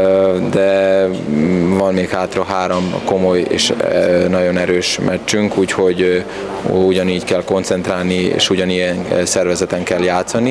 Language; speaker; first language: Hungarian; non-native, fluent; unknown